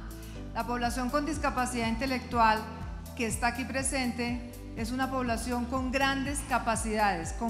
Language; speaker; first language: Spanish; native; Spanish